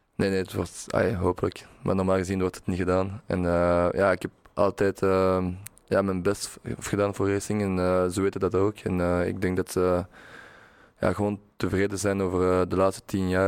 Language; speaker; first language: Dutch; non-native, local second language; French